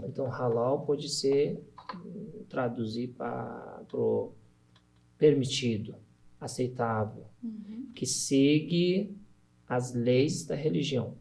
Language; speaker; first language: Portuguese; non-native, learner; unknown